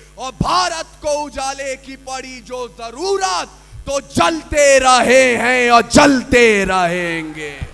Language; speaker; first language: Hindi; native; Hindi